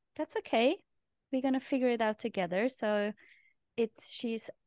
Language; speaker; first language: English; non-native, fluent; Norwegian